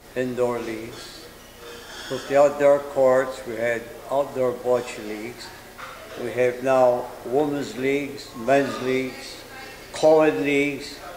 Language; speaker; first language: English; native; English